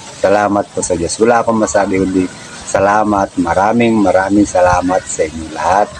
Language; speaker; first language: Filipino; non-native, local second language; Iloko